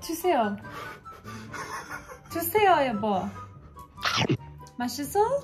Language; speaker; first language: Korean; non-native, learner; English